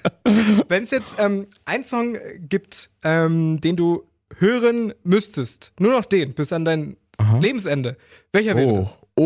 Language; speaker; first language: German; native; German